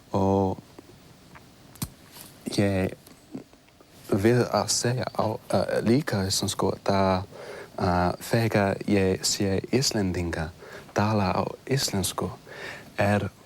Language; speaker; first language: Icelandic; non-native, learner; English